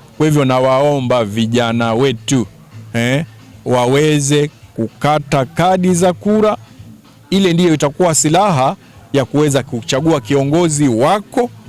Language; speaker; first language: Swahili; native; Swahili